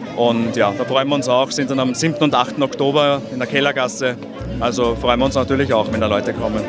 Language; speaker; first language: German; native; German